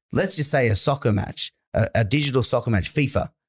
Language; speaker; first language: English; native; English